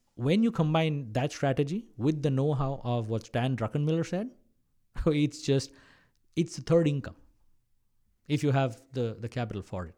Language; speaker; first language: English; non-native, local second language; Malayalam